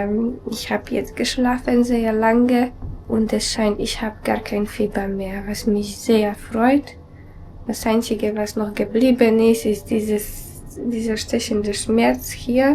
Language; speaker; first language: German; non-native, fluent; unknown